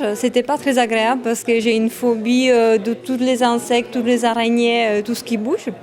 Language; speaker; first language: French; non-native, fluent; Czech